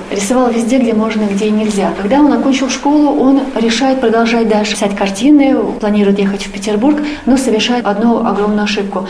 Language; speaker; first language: Russian; native; Russian